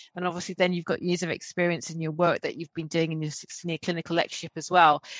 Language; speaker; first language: English; native; English